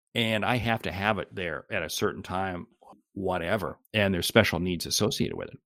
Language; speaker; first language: English; native; English